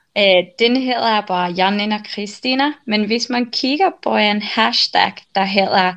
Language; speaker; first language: Danish; non-native, fluent; Finnish